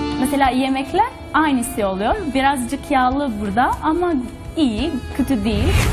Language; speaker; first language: Turkish; non-native, learner; Albanian